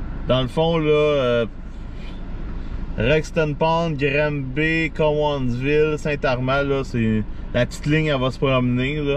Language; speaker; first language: French; native; French